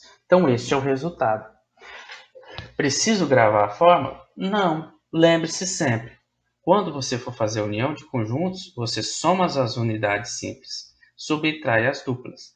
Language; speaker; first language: Portuguese; native; Portuguese